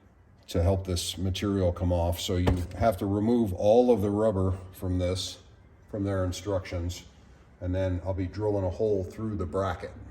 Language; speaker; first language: English; native; English